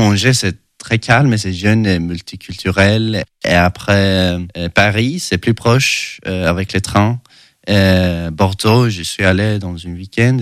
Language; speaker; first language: French; non-native, learner; Swedish